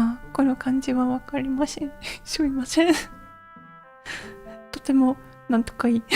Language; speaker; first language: Japanese; non-native, learner; English